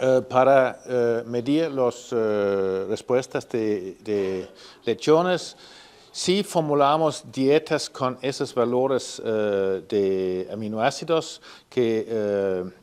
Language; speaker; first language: Spanish; non-native, fluent; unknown